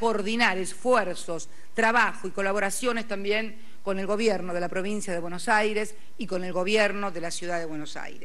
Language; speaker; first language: Spanish; native; Spanish